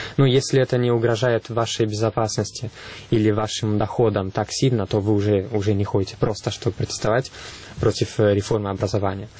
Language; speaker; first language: Russian; non-native, fluent; Italian